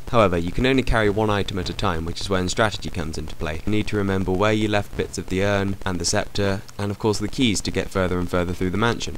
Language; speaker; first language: English; native; English